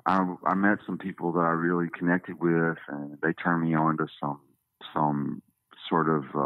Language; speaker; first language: English; native; English